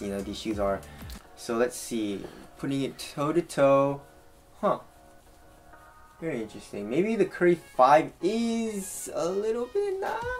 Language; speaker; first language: English; native; English